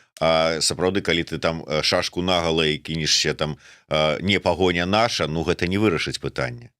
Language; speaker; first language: Belarusian; non-native, local second language; Russian